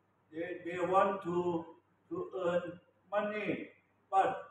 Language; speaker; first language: English; non-native, learner; Thai